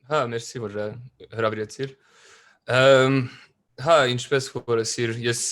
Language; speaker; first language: Armenian; early bilingual, other home language; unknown